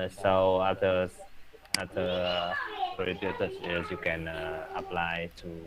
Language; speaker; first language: English; non-native, learner; Vietnamese